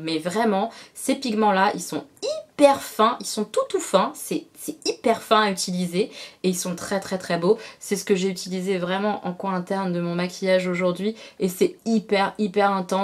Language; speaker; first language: French; native; French